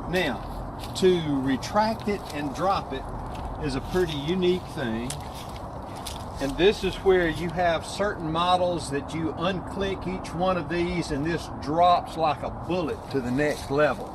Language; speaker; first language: English; native; English